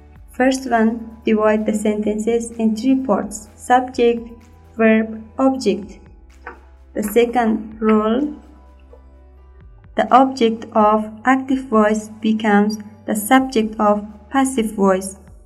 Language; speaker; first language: English; non-native, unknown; Persian